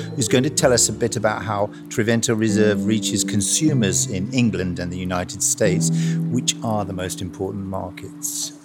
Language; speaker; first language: English; native; English